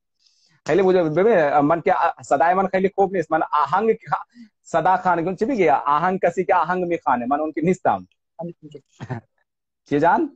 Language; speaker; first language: Persian; non-native, fluent; Hindi